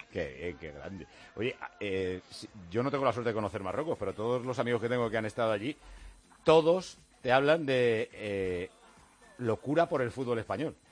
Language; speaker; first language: Spanish; native; Spanish